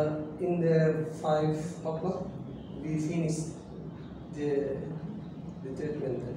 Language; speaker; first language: English; non-native, learner; Indonesian